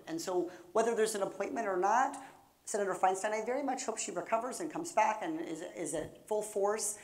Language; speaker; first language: English; native; English